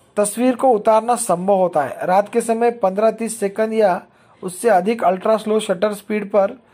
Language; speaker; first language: Hindi; non-native, local second language; Marathi